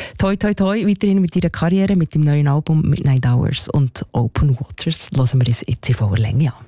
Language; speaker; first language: German; native; German